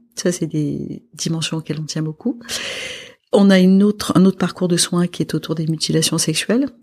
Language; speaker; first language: French; non-native, local second language; Arabic